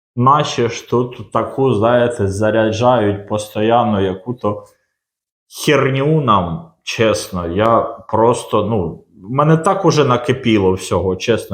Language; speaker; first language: Ukrainian; non-native, local second language; Russian